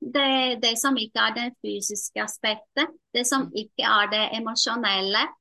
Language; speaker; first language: Norwegian; non-native, fluent; Latvian